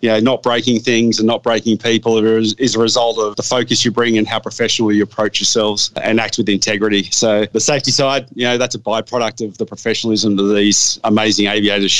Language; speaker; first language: English; native; English